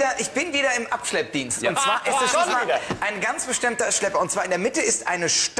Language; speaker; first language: German; native; German